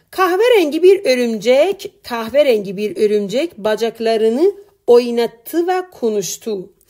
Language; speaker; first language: Turkish; non-native, fluent; Persian